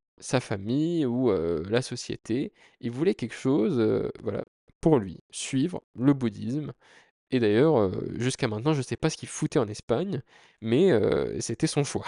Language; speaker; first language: French; native; French